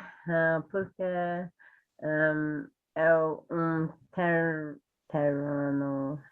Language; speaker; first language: Portuguese; non-native, learner; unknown